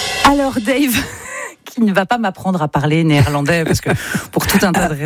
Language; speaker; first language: French; native; French